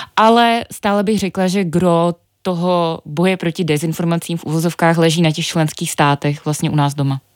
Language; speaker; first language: Czech; native; Czech